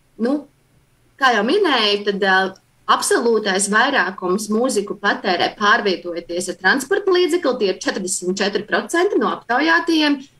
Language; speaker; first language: Latvian; native; Latvian